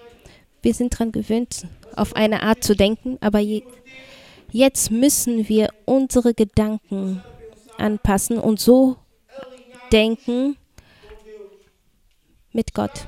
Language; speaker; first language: German; non-native, fluent; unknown